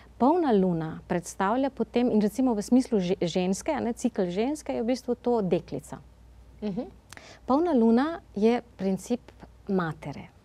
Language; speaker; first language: Slovenian; native; Slovenian